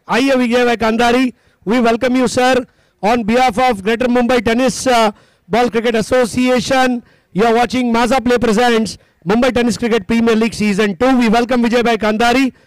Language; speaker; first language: Hindi; non-native, local second language; Marathi